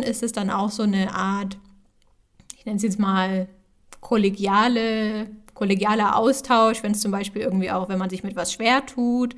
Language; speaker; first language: German; native; German